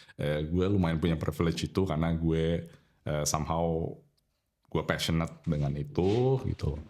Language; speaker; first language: Indonesian; native; Indonesian